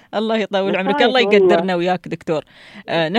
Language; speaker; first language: Arabic; native; Arabic